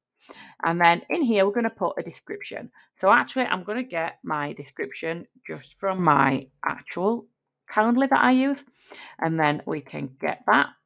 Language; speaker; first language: English; native; English